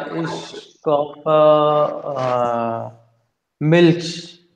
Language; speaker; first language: German; non-native, learner; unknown